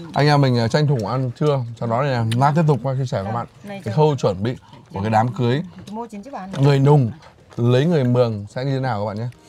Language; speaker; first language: Vietnamese; native; Vietnamese